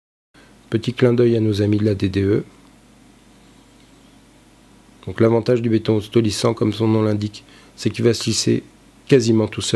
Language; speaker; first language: French; native; French